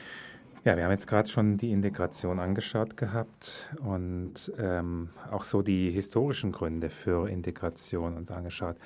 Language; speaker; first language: German; native; German